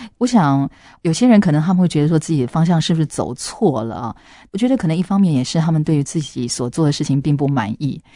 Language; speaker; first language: Chinese; non-native, local second language; Hakka Chinese